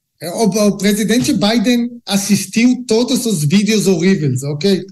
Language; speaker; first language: Portuguese; non-native, learner; Hebrew